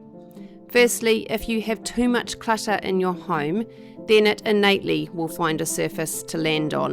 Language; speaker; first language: English; native; English